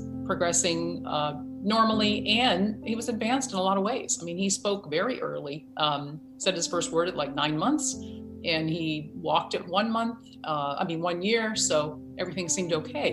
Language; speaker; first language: English; native; English